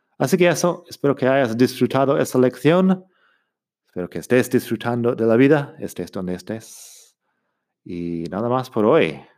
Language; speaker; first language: Spanish; non-native, fluent; English